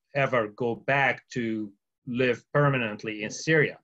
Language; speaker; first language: English; early bilingual, other home language; Arabic